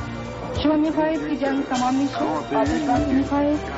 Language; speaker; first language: Persian; non-native, fluent; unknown